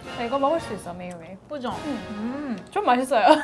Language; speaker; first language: Korean; non-native, learner; English